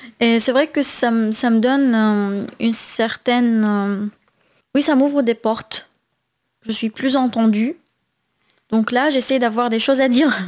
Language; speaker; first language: French; non-native, fluent; Arabic